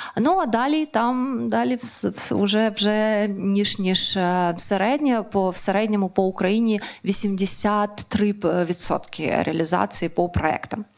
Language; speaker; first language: Ukrainian; non-native, local second language; Russian